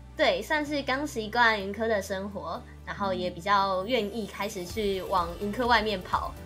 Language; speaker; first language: Chinese; native; Chinese